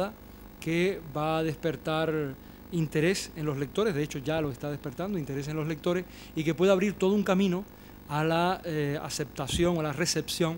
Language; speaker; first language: Spanish; native; Spanish